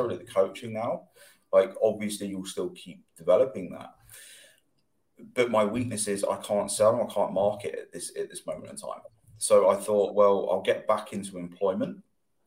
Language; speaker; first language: English; native; English